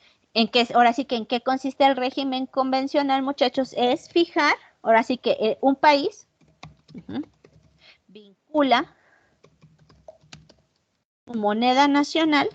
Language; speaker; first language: Spanish; native; Spanish